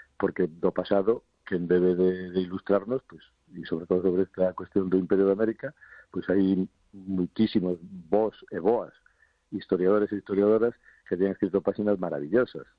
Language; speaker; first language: Galician; non-native, local second language; Spanish